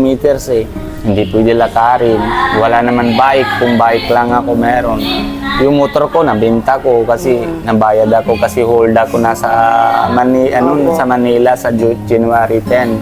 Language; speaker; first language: Filipino; non-native, learner; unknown